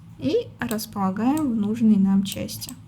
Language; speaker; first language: Russian; native; Russian